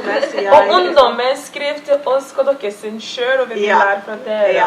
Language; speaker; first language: Norwegian; early bilingual, other home language; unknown